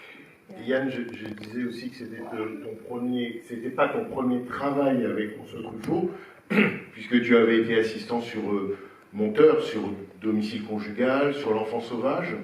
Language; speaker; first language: French; native; French